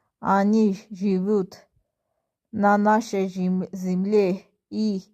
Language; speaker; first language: Russian; non-native, learner; Armenian